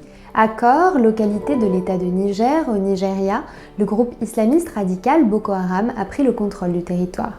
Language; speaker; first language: French; native; French